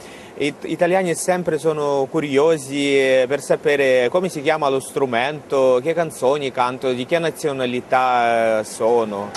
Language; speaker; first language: Italian; non-native, fluent; Ukrainian